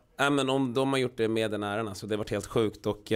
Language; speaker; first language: Swedish; native; Swedish